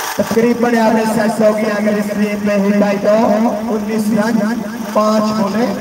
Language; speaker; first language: Urdu; non-native, local second language; Punjabi